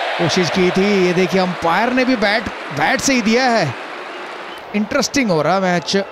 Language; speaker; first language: Hindi; native; Hindi